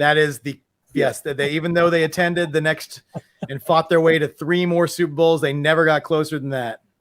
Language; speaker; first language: English; native; English